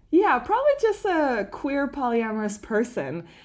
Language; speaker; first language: English; non-native, fluent; French